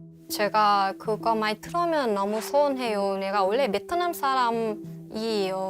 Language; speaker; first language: Korean; non-native, learner; Vietnamese